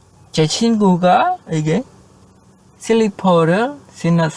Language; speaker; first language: Korean; non-native, fluent; Khmer